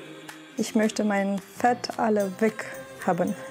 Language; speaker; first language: German; non-native, learner; Romanian